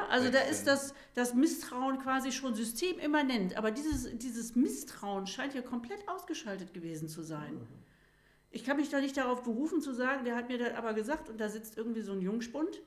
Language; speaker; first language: German; native; German